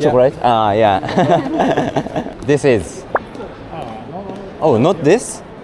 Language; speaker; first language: English; non-native, learner; Japanese